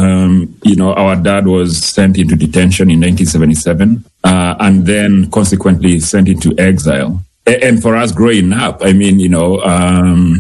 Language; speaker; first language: English; non-native, local second language; Kikuyu